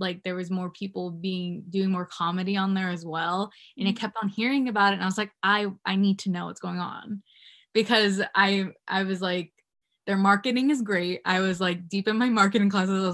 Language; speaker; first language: English; native; English